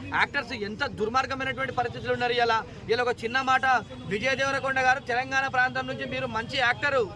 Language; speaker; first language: Telugu; native; Telugu